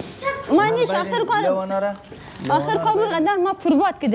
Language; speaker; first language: Persian; native; Persian